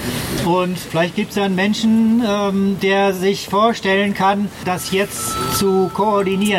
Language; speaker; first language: German; native; German